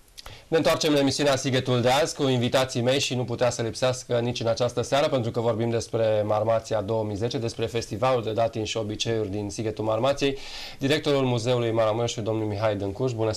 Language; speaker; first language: Romanian; native; Romanian